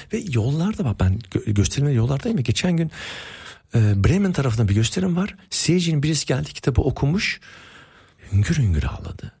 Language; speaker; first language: Turkish; early bilingual, heritage; Turkish